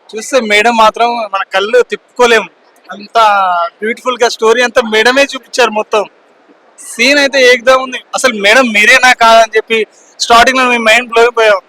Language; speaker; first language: Telugu; native; Telugu